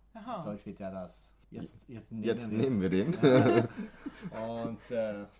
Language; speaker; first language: German; non-native, fluent; Swedish